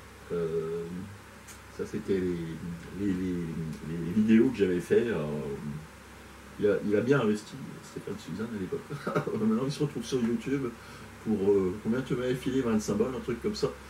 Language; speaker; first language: French; native; French